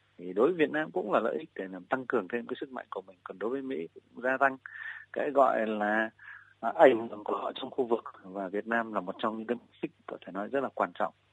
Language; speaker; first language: Vietnamese; native; Vietnamese